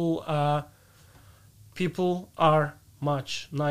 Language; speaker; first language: English; non-native, fluent; Polish